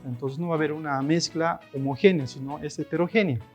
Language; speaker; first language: Spanish; native; Spanish